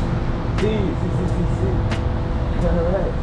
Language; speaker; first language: Spanish; non-native, learner; English